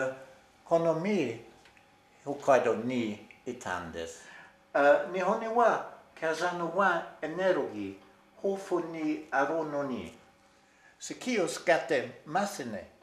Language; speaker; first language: Japanese; non-native, fluent; Swedish